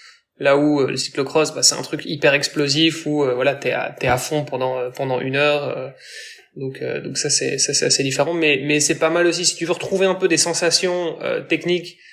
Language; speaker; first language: French; native; French